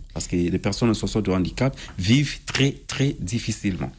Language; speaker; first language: French; non-native, local second language; Lingala